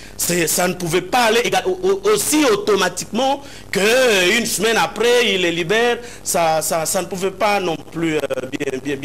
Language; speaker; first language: French; non-native, local second language; Lingala